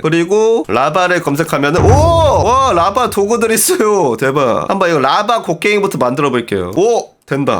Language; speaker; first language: Korean; native; Korean